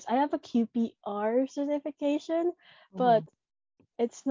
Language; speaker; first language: English; non-native, local second language; Filipino